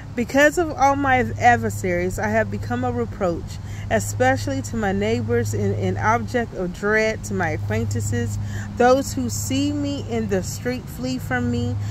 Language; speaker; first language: English; native; English